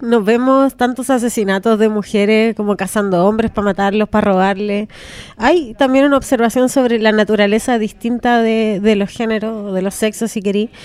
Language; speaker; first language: Spanish; native; Spanish